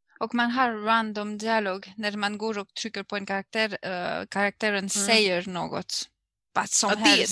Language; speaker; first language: Swedish; non-native, fluent; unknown